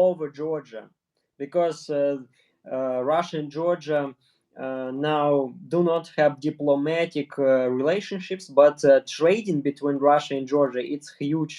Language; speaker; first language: English; non-native, learner; Russian